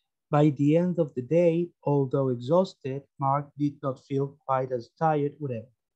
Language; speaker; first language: English; non-native, fluent; Spanish